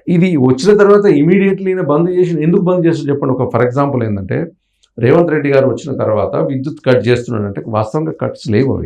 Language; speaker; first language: Telugu; native; Telugu